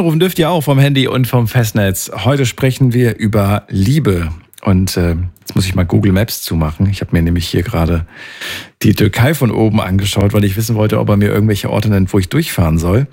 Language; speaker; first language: German; native; German